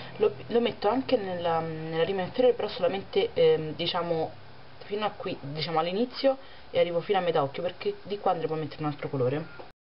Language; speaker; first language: Italian; native; Italian